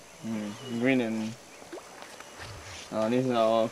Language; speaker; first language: English; non-native, fluent; Chinese